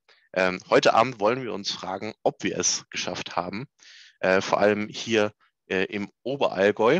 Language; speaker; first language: German; native; German